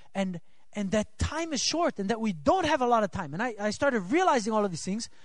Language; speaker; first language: English; non-native, fluent; Swiss German